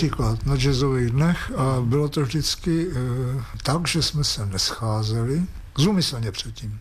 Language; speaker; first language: Czech; native; Czech